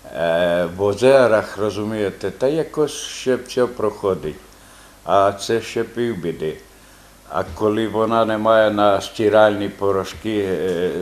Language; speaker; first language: Ukrainian; non-native, local second language; Romany